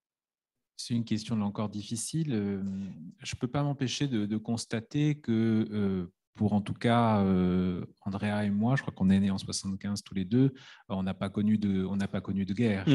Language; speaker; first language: French; native; French